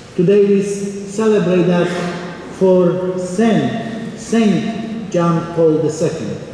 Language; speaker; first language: English; non-native, fluent; Polish